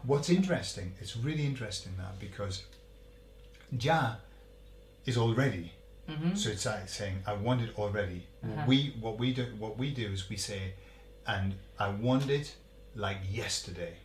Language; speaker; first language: English; native; English